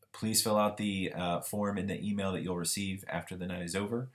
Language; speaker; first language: English; native; English